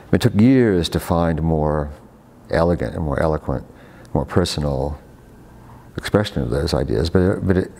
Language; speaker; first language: English; native; English